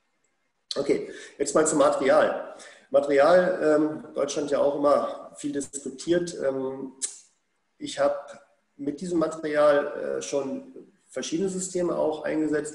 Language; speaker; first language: German; native; German